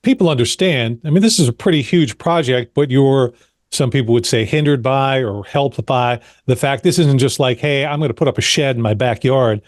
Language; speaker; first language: English; native; English